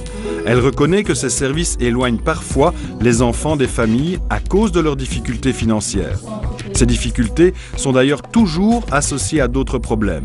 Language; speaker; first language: French; native; French